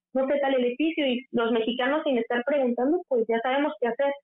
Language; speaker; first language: Spanish; native; Spanish